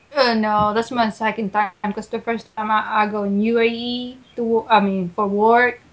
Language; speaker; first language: English; non-native, local second language; Filipino